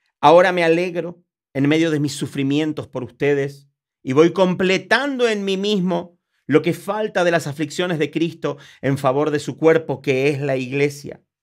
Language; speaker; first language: Spanish; native; Spanish